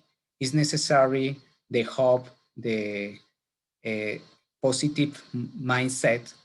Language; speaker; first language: English; non-native, learner; Spanish